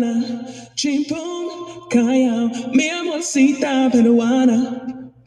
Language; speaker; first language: Spanish; non-native, learner; English